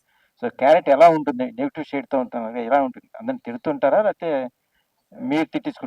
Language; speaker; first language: Telugu; native; Telugu